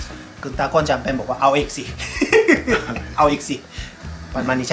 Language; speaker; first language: Thai; non-native, fluent; Japanese